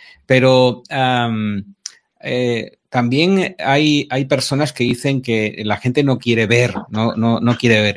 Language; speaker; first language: Spanish; native; Spanish